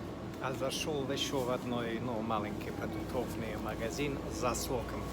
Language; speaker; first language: Russian; non-native, fluent; English